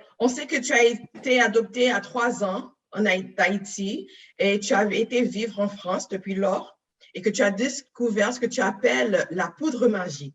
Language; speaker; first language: French; non-native, local second language; Haitian Creole